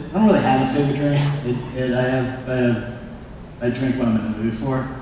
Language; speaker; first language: English; native; English